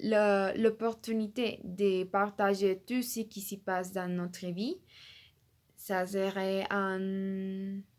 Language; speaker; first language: French; non-native, learner; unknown